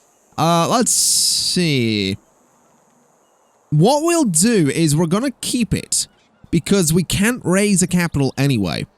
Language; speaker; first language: English; native; English